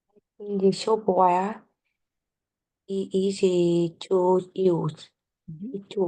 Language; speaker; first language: English; non-native, learner; Vietnamese